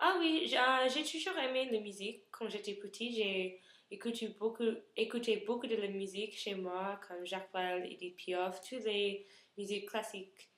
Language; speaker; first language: French; non-native, learner; English